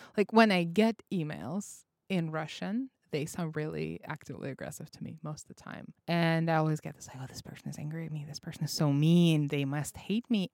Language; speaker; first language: English; non-native, fluent; Russian